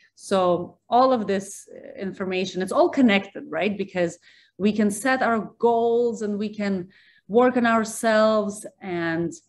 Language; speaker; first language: English; early bilingual, other home language; Russian